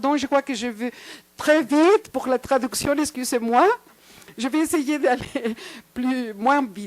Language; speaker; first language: French; non-native, fluent; Spanish